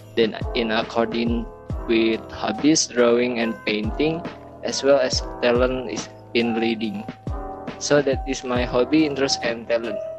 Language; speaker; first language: English; non-native, learner; Indonesian